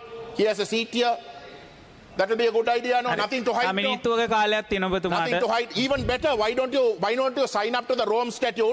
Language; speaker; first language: English; non-native, local second language; Tamil